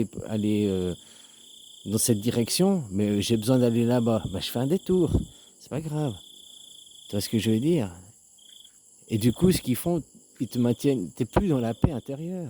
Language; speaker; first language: French; native; French